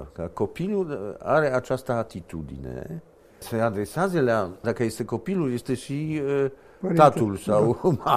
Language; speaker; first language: Romanian; non-native, fluent; Polish